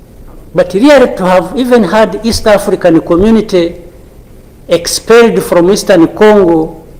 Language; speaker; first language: English; non-native, local second language; Kinyarwanda